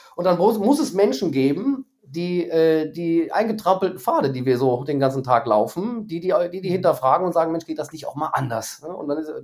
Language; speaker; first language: German; native; German